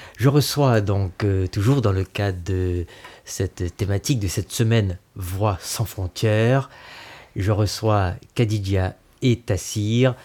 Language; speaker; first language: French; native; French